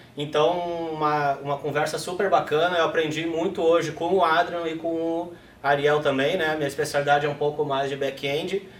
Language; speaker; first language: Portuguese; native; Portuguese